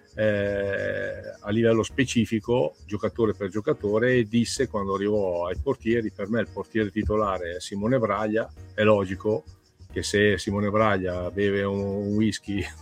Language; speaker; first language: Italian; native; Italian